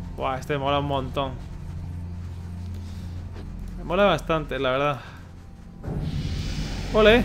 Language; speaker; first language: Spanish; native; Spanish